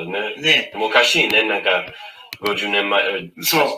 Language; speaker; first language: Japanese; non-native, learner; English